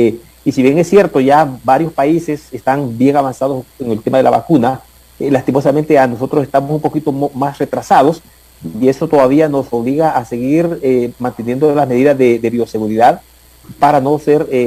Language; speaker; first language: Spanish; native; Spanish